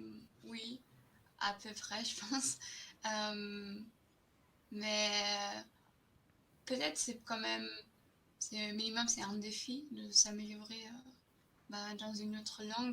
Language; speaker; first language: French; non-native, fluent; German